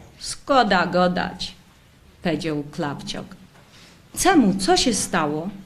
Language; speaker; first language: Polish; native; Polish